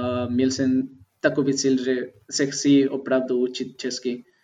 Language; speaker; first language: Czech; non-native, fluent; Spanish